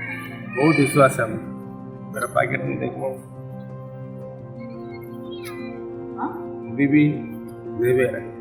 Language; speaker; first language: Hindi; non-native, local second language; Tamil